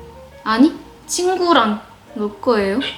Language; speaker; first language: Korean; non-native, learner; French